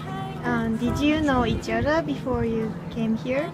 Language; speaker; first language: English; non-native, learner; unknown